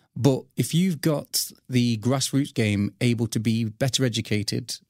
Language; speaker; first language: English; native; English